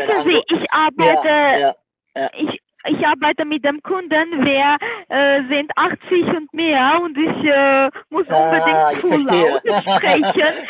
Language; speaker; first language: German; non-native, learner; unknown